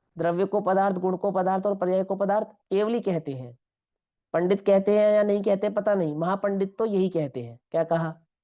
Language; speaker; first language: Hindi; non-native, local second language; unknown